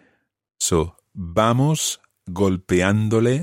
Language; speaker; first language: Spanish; non-native, fluent; English